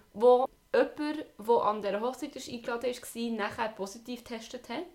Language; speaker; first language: German; native; German